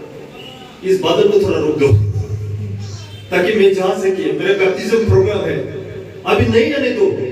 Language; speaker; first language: Hindi; non-native, local second language; Bodo